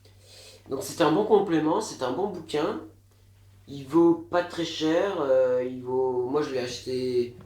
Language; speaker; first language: French; native; French